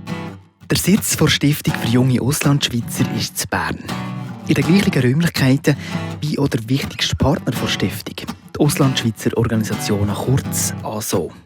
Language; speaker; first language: German; native; German